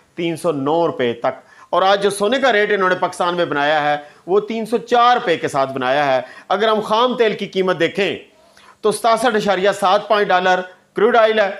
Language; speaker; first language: Urdu; non-native, local second language; Punjabi